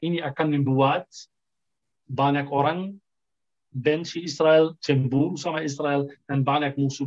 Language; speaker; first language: Indonesian; non-native, fluent; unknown